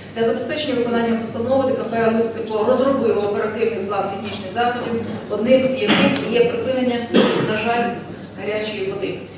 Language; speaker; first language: Ukrainian; native; Ukrainian